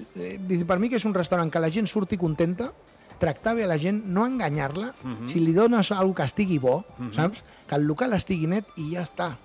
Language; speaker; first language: Catalan; non-native, local second language; Spanish